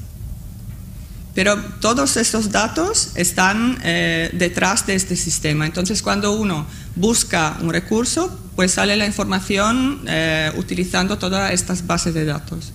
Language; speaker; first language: Spanish; non-native, fluent; Italian